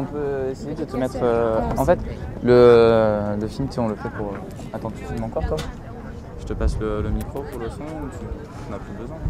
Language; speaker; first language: French; native; French